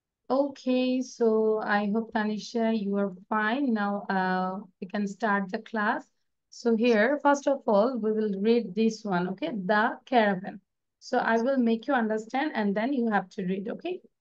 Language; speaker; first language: English; non-native, local second language; Bangla